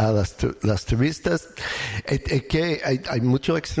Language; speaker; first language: Spanish; non-native, learner; English